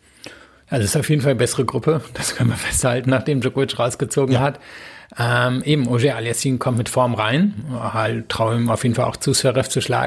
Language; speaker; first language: German; native; German